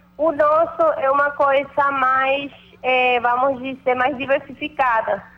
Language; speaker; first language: Portuguese; non-native, fluent; Spanish